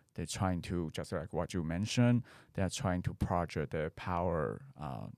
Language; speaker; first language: English; non-native, fluent; Chinese